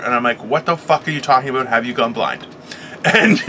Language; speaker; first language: English; native; English